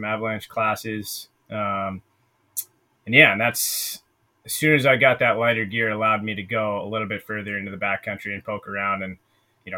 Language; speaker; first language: English; native; English